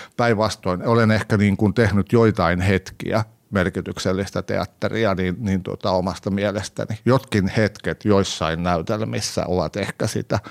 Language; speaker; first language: Finnish; native; Finnish